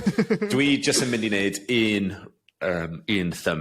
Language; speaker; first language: Welsh; non-native, local second language; English